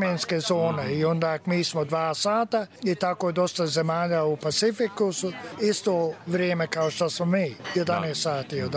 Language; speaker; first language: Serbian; early bilingual, heritage; Serbian